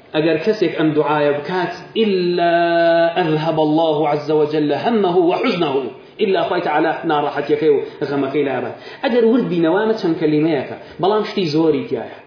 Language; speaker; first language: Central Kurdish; native; Central Kurdish